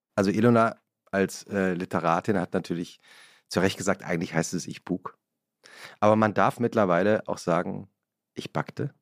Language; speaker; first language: German; native; German